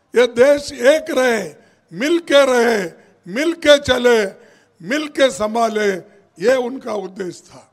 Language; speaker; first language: Hindi; non-native, local second language; Kannada